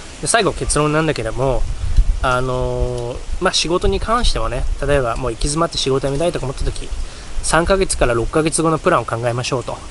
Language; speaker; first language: Japanese; native; Japanese